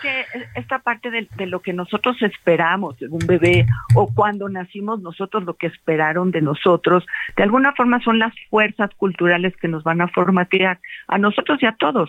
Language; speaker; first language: Spanish; native; Spanish